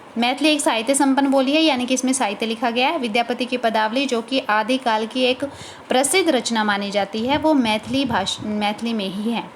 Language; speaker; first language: Hindi; native; Hindi